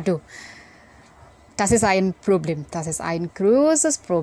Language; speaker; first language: German; non-native, fluent; Indonesian